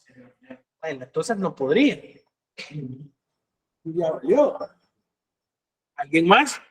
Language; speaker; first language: Spanish; native; Spanish